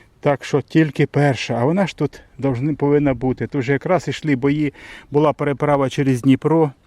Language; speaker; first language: Ukrainian; non-native, local second language; Russian